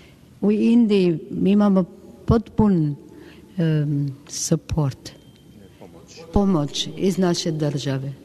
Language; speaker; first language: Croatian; non-native, local second language; Albanian